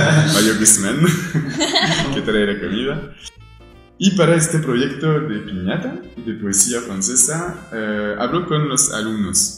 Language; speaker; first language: Spanish; non-native, fluent; French